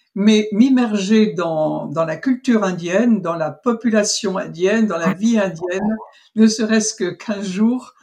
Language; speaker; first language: French; native; French